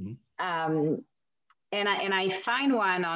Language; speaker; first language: English; non-native, fluent; French